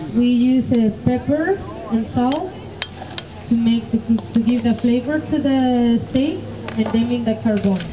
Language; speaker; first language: English; non-native, learner; Spanish